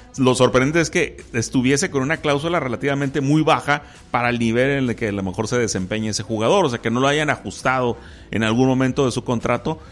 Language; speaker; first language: Spanish; native; Spanish